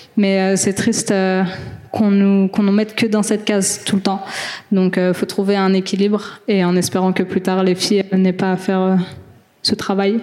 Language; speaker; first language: French; native; French